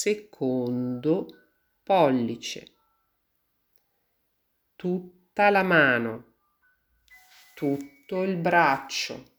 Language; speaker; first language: Italian; native; Italian